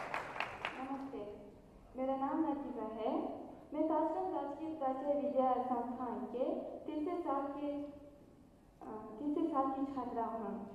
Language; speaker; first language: Hindi; non-native, learner; Uzbek